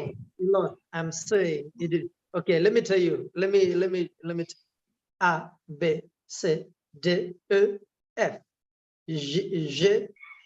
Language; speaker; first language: English; non-native, local second language; Malayalam